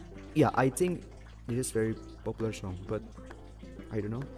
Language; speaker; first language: English; non-native, fluent; Indonesian